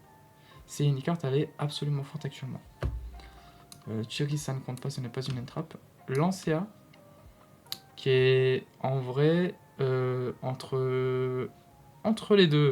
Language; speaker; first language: French; native; French